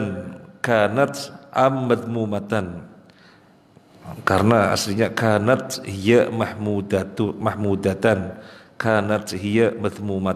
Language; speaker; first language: Arabic; non-native, fluent; Indonesian